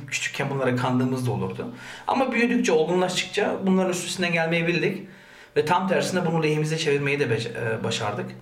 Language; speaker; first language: Turkish; early bilingual, heritage; Turkish